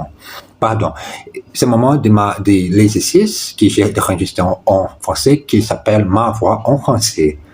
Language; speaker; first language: French; non-native, learner; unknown